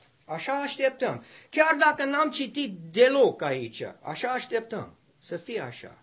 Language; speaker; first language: Romanian; non-native, learner; English